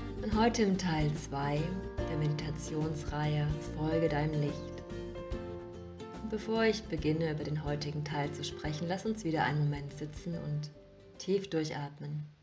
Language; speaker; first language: German; native; German